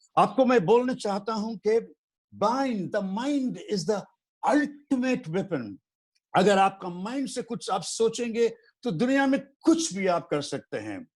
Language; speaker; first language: Hindi; non-native, local second language; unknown